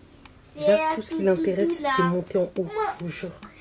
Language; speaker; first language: French; native; French